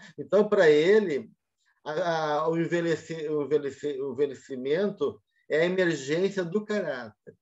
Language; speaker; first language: Portuguese; native; Portuguese